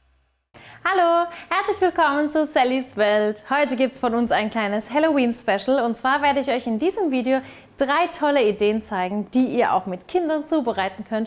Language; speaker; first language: German; native; German